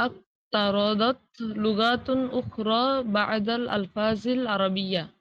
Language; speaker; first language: Arabic; non-native, learner; Bangla